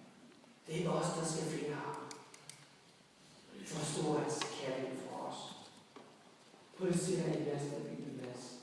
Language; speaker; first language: Danish; non-native, fluent; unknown